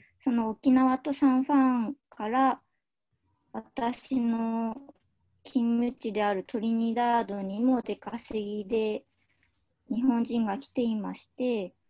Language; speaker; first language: Japanese; native; Japanese